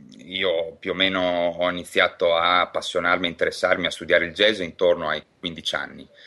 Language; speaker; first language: Italian; native; Italian